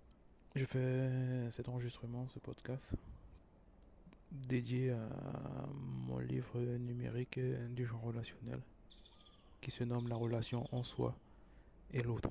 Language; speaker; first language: French; native; French